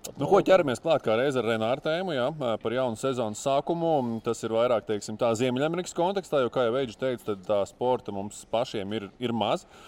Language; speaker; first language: Latvian; native; Latvian